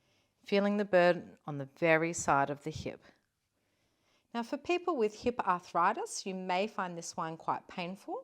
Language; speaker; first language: English; native; English